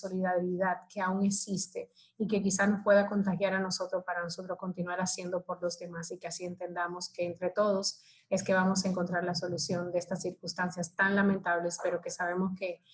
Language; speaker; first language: Spanish; native; Spanish